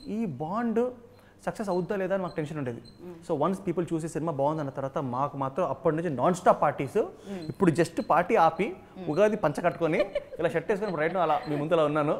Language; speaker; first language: Telugu; native; Telugu